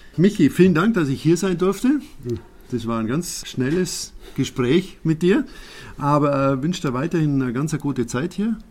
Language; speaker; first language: German; native; German